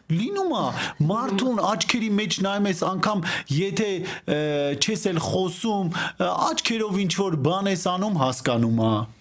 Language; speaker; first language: Armenian; native; Armenian